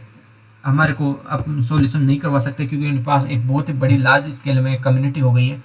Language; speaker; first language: Hindi; native; Hindi